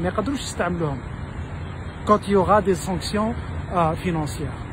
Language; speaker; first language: French; non-native, local second language; Arabic